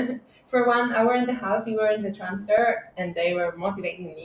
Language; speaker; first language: English; non-native, fluent; Polish